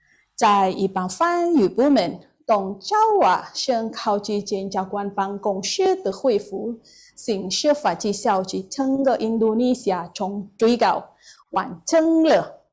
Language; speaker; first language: Chinese; non-native, learner; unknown